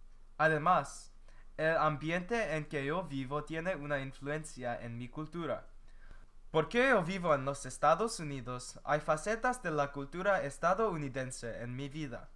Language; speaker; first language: Spanish; non-native, learner; English